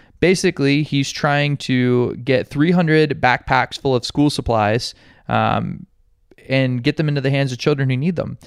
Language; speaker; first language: English; native; English